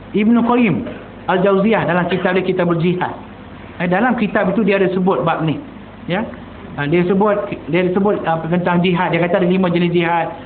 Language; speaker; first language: Malay; non-native, local second language; Tamil